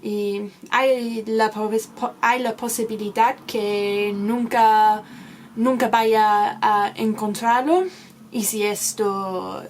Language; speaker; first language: Spanish; non-native, learner; English